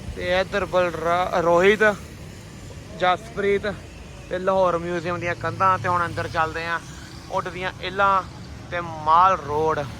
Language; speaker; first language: Punjabi; native; Punjabi